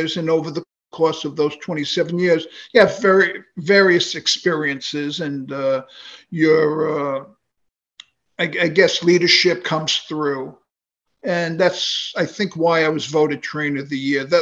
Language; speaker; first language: English; native; English